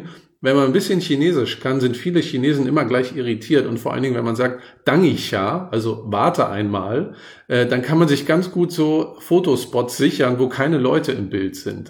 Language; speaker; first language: German; native; German